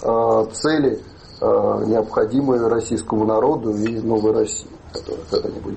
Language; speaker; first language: Russian; native; Russian